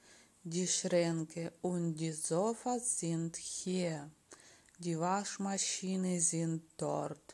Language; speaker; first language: German; non-native, fluent; Russian